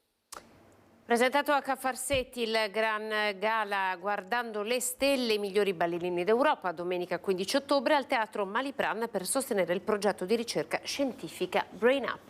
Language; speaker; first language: Italian; native; Italian